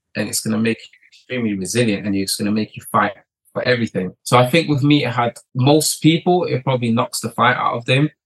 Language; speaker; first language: English; early bilingual, other home language; Portuguese